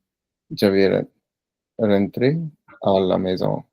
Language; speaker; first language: French; non-native, learner; Punjabi